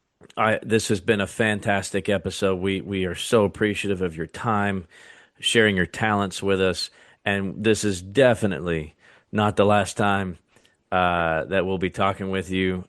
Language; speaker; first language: English; native; English